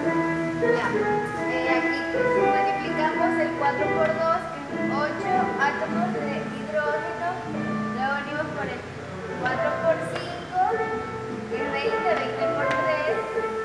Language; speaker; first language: Spanish; native; Spanish